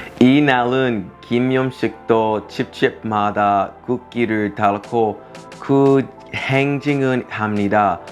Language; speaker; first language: Korean; non-native, learner; English